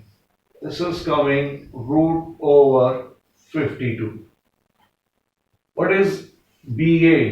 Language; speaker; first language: English; non-native, local second language; Hindi